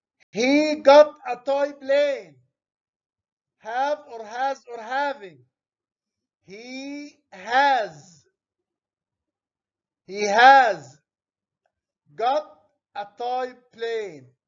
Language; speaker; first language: English; non-native, fluent; Arabic